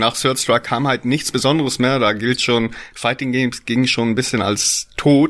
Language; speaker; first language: German; native; German